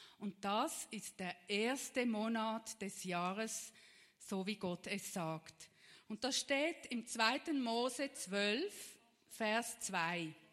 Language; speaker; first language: German; native; German